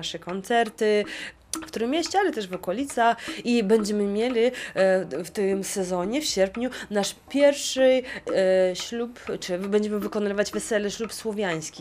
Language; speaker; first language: Polish; non-native, fluent; Russian